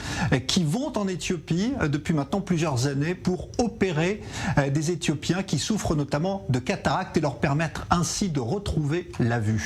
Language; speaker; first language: French; native; French